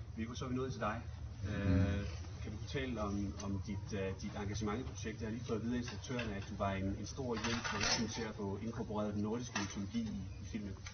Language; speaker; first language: Danish; native; Danish